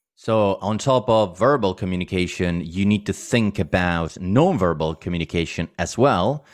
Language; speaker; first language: English; non-native, fluent; Italian